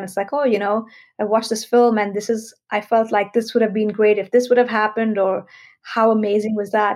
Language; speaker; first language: English; non-native, local second language; Hindi